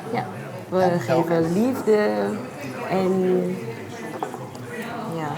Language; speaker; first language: Dutch; non-native, local second language; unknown